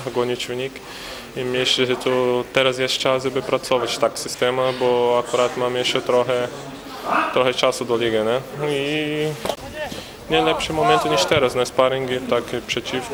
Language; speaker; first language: Polish; non-native, learner; Portuguese